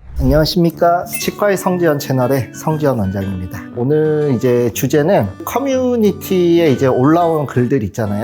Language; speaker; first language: Korean; native; Korean